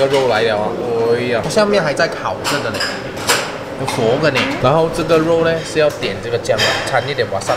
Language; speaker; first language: Chinese; non-native, local second language; Cantonese